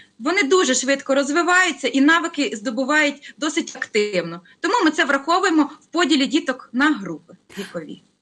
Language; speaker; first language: Ukrainian; native; Ukrainian